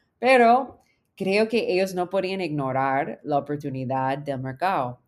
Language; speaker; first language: Spanish; non-native, fluent; English